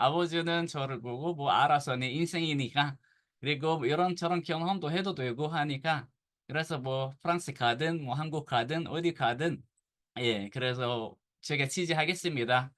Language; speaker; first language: Korean; non-native, fluent; Arabic